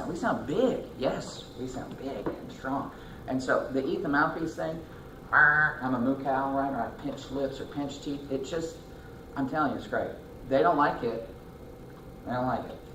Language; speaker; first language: English; native; English